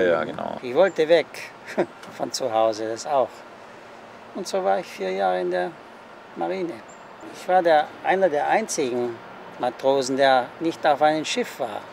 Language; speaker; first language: German; early bilingual, heritage; German